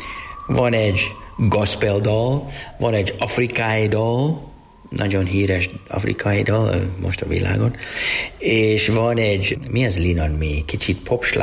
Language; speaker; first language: Hungarian; non-native, learner; English